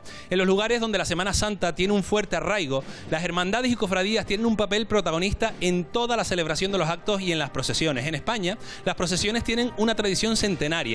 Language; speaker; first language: Spanish; native; Spanish